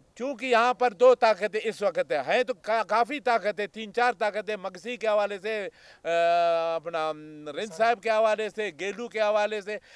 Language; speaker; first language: Urdu; non-native, local second language; Baluchi